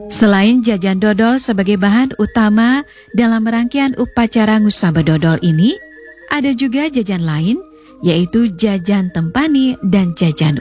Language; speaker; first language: Indonesian; native; Indonesian